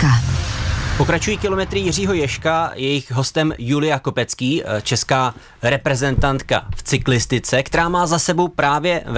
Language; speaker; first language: Czech; native; Czech